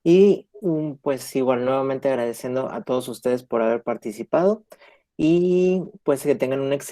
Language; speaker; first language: Spanish; native; Spanish